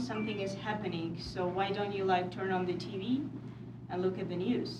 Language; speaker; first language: English; non-native, fluent; Ukrainian